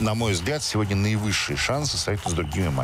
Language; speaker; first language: Russian; native; Russian